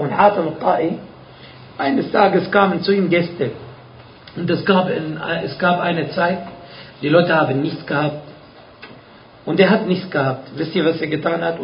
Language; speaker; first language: German; non-native, fluent; Arabic